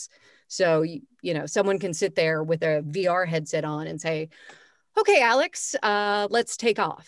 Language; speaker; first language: English; native; English